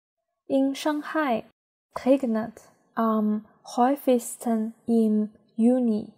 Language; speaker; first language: German; non-native, learner; Chinese